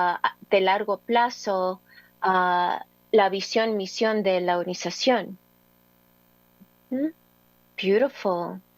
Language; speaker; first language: Spanish; early bilingual, heritage; English